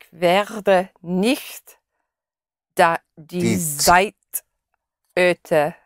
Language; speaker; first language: German; non-native, learner; English